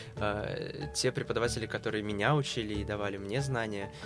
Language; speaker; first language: Russian; native; Russian